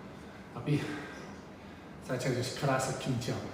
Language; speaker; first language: Indonesian; non-native, fluent; English